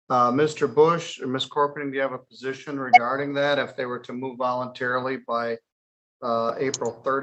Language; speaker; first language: English; native; English